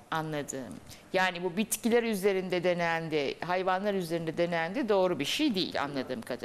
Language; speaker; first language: Turkish; native; Turkish